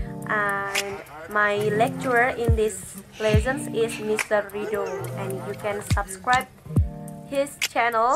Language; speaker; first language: English; non-native, learner; Indonesian